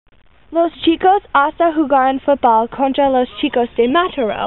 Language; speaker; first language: Spanish; non-native, learner; English